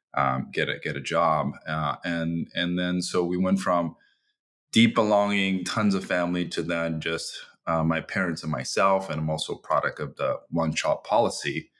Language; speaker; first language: English; early bilingual, other home language; Chinese